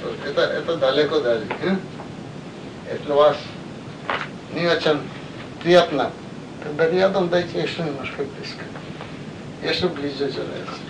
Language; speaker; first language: Russian; non-native, learner; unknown